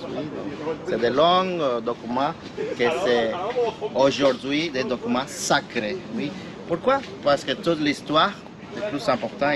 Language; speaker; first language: French; non-native, fluent; Spanish